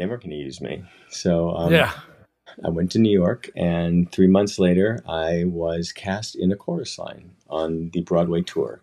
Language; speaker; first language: English; native; English